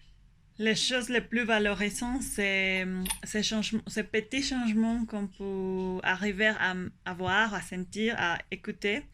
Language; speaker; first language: French; non-native, fluent; Spanish